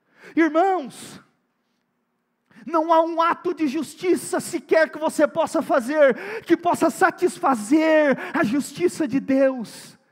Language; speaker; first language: Portuguese; native; Portuguese